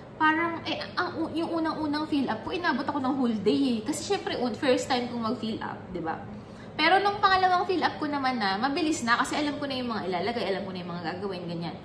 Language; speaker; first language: Filipino; native; Filipino